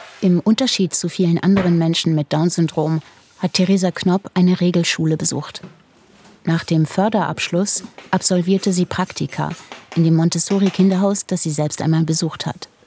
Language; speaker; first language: German; native; German